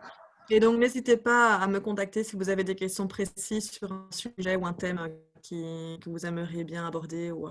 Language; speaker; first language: French; native; French